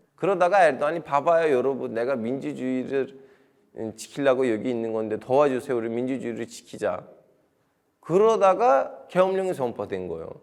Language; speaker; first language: Korean; non-native, fluent; Turkish